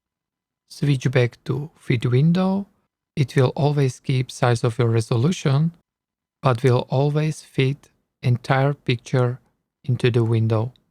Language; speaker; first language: English; non-native, learner; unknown